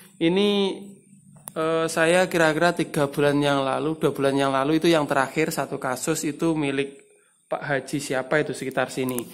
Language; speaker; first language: Indonesian; non-native, local second language; Javanese